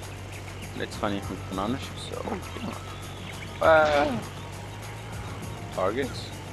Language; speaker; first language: German; native; German